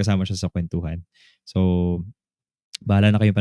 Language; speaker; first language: Filipino; native; Filipino